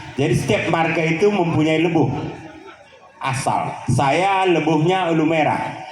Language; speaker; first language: Indonesian; non-native, local second language; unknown